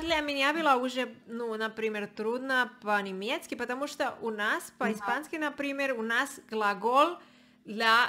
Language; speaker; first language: Russian; non-native, learner; Spanish